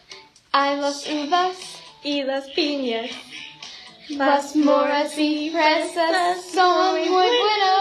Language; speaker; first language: Spanish; non-native, learner; English